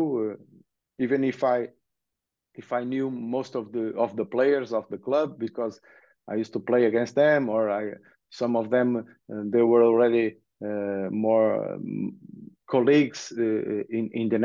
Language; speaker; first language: English; early bilingual, other home language; Portuguese